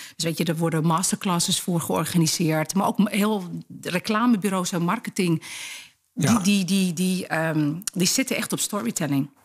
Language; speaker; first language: Dutch; early bilingual, other home language; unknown